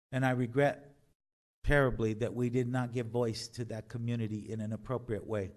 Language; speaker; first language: English; native; English